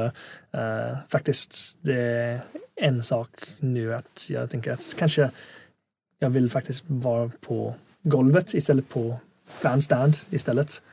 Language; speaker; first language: Swedish; non-native, fluent; English